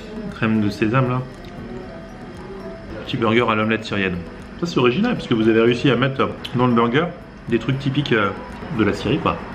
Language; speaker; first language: French; native; French